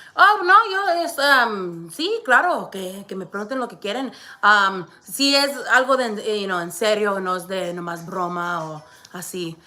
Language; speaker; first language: Spanish; early bilingual, heritage; Spanish